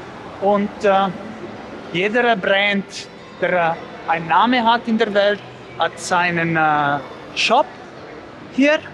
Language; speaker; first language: German; non-native, local second language; Italian